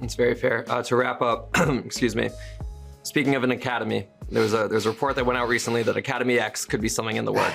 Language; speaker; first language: English; native; English